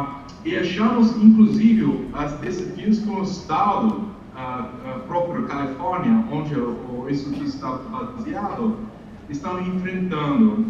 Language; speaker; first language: Portuguese; non-native, fluent; English